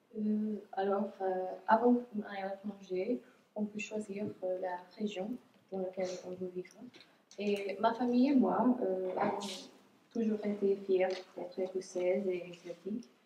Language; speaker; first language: French; non-native, fluent; English